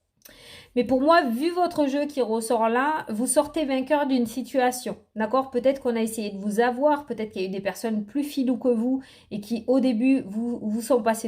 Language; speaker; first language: French; native; French